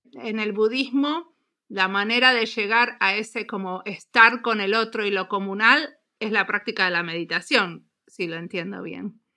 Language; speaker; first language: Spanish; native; Spanish